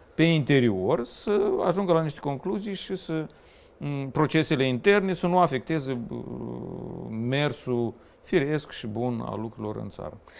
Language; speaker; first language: Romanian; native; Romanian